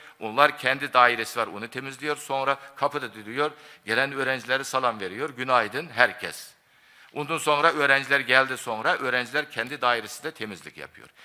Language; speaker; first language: Turkish; non-native, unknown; Japanese